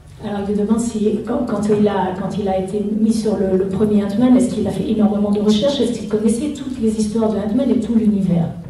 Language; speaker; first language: French; native; French